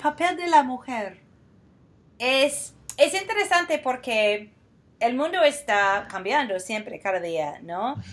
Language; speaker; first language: Spanish; non-native, fluent; English